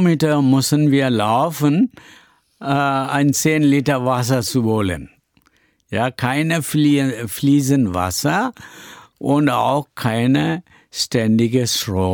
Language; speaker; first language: German; non-native, learner; Tamil